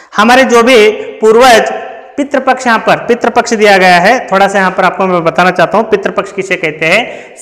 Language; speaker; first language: Hindi; non-native, local second language; Kannada